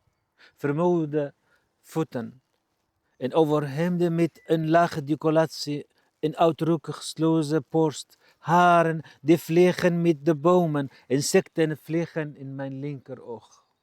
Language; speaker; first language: Dutch; non-native, learner; Arabic